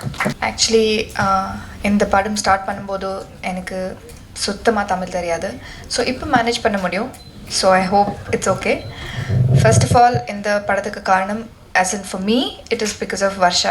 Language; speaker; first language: Tamil; non-native, learner; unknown